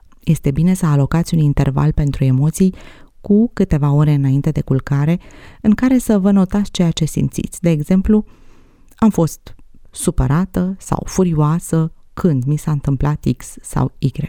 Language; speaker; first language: Romanian; native; Romanian